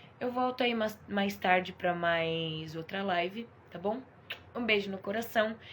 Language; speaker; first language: Portuguese; native; Portuguese